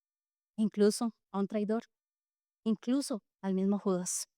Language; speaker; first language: Spanish; native; Spanish